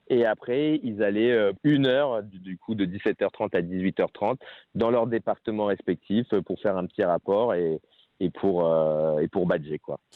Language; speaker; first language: French; native; French